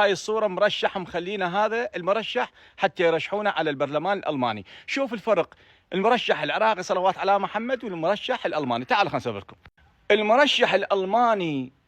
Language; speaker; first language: Arabic; native; Arabic